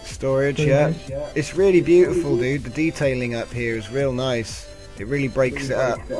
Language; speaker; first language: English; native; English